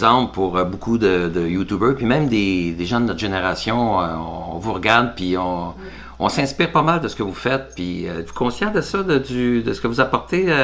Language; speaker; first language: French; native; French